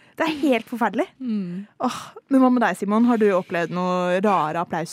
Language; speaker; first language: Norwegian; native; Norwegian